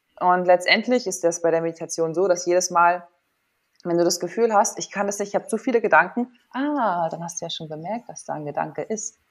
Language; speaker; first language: German; native; German